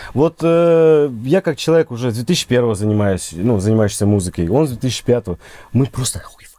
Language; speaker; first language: Russian; native; Russian